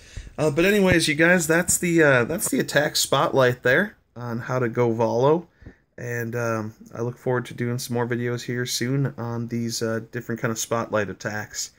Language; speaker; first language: English; native; English